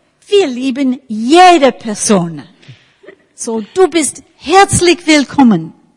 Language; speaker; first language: German; non-native, learner; English